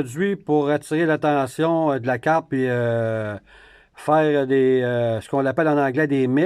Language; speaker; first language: French; native; French